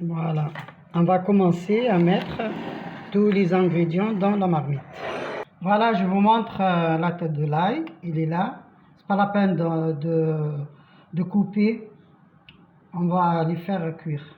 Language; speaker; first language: French; non-native, local second language; Arabic